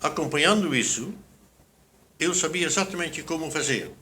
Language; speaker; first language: Portuguese; non-native, fluent; Dutch